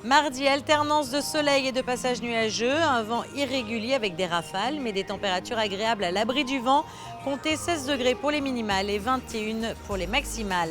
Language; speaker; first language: French; native; French